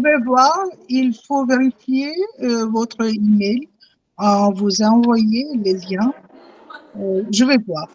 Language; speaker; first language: French; non-native, fluent; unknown